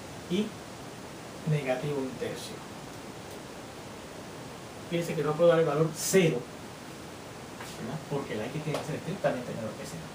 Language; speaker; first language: Spanish; native; Spanish